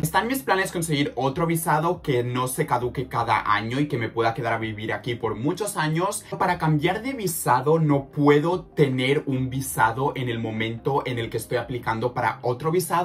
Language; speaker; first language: Spanish; native; Spanish